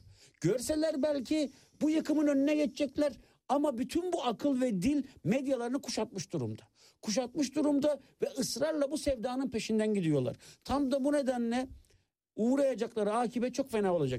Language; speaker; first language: Turkish; native; Turkish